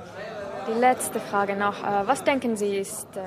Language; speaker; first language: German; non-native, fluent; Finnish